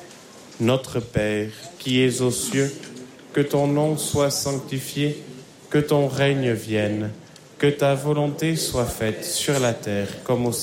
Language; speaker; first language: French; native; French